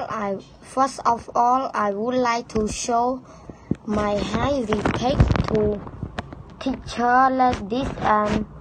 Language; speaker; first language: English; non-native, learner; Khmer